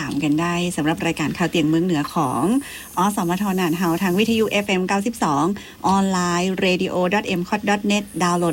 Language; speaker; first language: Thai; non-native, local second language; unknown